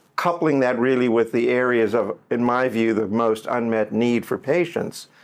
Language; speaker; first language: English; native; English